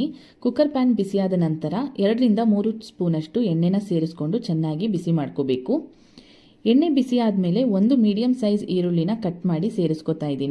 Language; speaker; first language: Kannada; native; Kannada